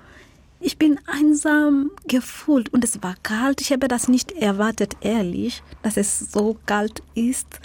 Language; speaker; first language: German; non-native, fluent; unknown